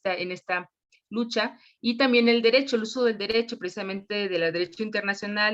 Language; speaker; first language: Spanish; native; Spanish